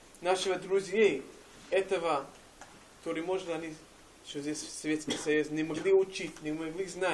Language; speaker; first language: Russian; non-native, learner; English